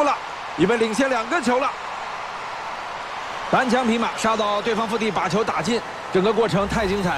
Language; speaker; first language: Chinese; native; Chinese